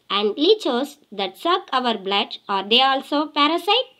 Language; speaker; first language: English; non-native, local second language; Tamil